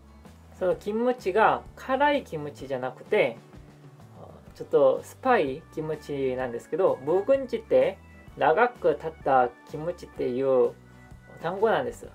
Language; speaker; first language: Japanese; non-native, fluent; Korean